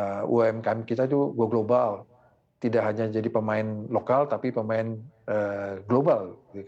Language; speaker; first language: Indonesian; native; Indonesian